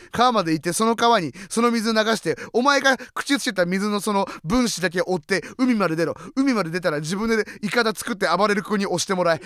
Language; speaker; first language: Japanese; native; Japanese